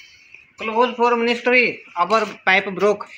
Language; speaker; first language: English; non-native, learner; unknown